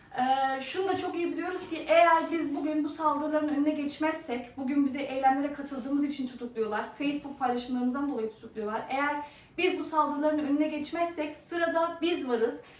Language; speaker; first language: Turkish; early bilingual, heritage; Turkish